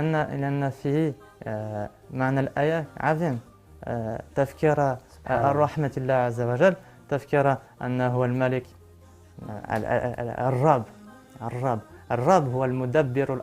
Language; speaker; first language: Arabic; non-native, learner; French